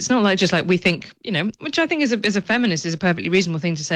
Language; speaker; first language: English; native; English